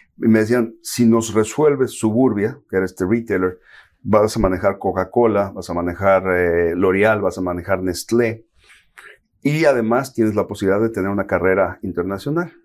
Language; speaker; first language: Spanish; native; Spanish